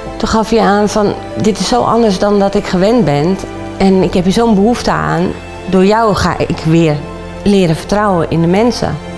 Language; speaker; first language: Dutch; native; Dutch